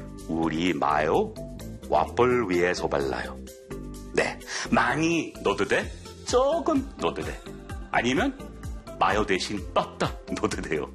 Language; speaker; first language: Korean; non-native, learner; English